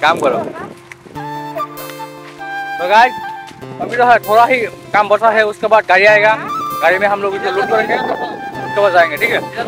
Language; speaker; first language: Hindi; non-native, local second language; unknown